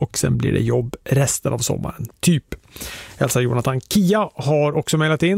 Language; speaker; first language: Swedish; native; Swedish